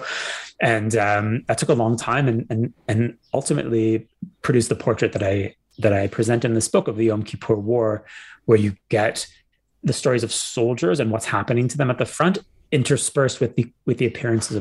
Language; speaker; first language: English; native; English